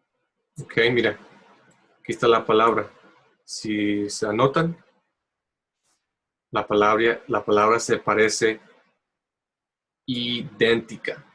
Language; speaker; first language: Spanish; early bilingual, heritage; Spanish